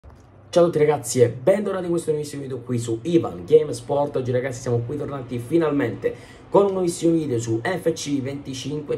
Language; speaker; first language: Italian; native; Italian